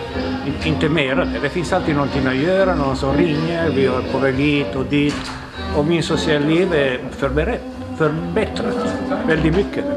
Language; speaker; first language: Swedish; non-native, fluent; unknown